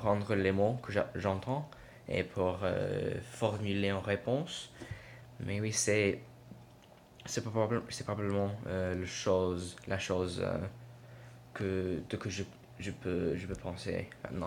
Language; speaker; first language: French; non-native, learner; English